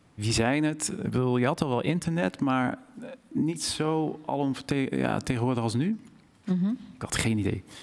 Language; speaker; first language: Dutch; native; Dutch